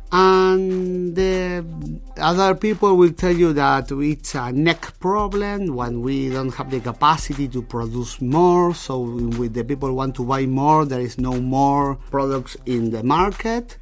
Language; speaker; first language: English; non-native, fluent; Spanish